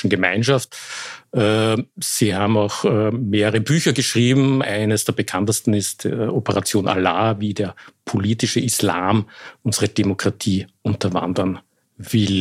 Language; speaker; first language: German; native; German